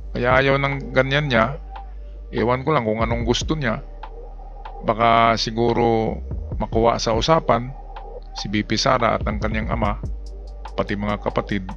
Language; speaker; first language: Filipino; non-native, local second language; Cebuano